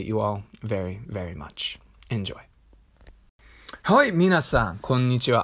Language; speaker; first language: English; native; English